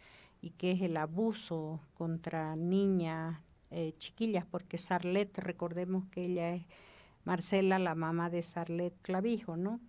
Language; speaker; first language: Spanish; native; Spanish